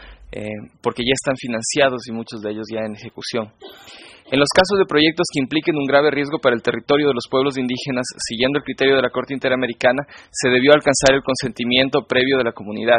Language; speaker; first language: Spanish; native; Spanish